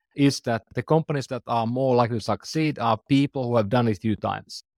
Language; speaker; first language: English; non-native, fluent; Finnish